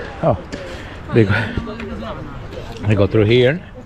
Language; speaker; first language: English; non-native, fluent; Spanish